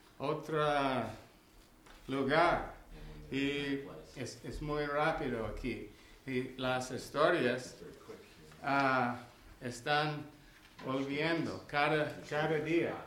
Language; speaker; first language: Spanish; non-native, learner; English